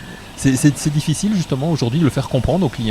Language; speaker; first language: French; native; French